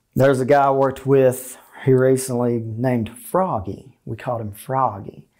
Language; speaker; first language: English; native; English